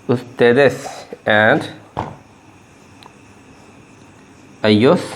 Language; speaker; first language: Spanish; non-native, learner; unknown